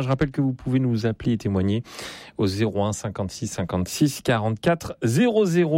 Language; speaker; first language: French; native; French